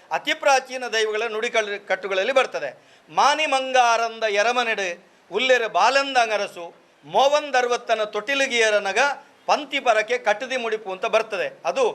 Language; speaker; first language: Kannada; non-native, local second language; Tulu